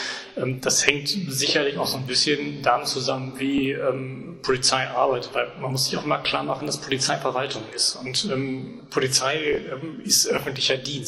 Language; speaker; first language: German; native; German